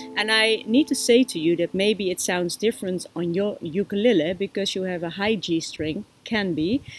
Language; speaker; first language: English; non-native, fluent; Dutch